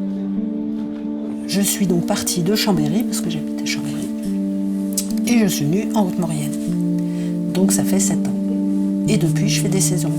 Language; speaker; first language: French; native; French